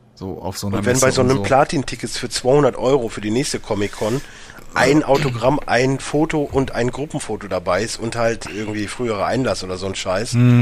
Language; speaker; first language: German; native; German